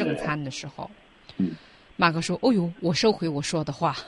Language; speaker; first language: Chinese; native; Chinese